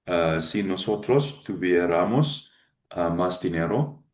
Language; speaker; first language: Spanish; non-native, learner; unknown